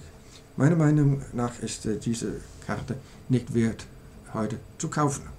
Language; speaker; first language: German; non-native, learner; Danish